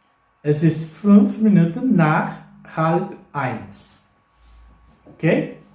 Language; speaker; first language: German; non-native, fluent; English